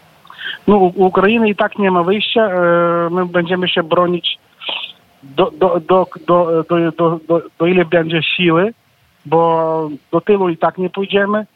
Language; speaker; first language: Polish; non-native, learner; Ukrainian